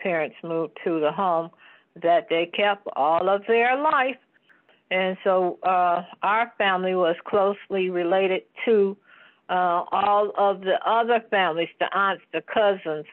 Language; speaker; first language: English; native; English